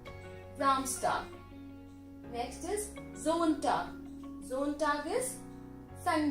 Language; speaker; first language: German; non-native, fluent; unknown